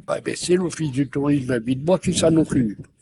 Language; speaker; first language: French; native; French